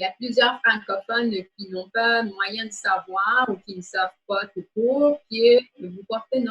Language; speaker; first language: French; native; French